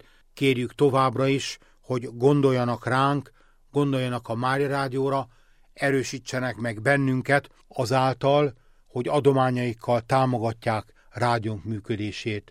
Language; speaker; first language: Hungarian; native; Hungarian